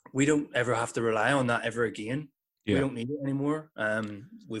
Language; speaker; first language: English; native; English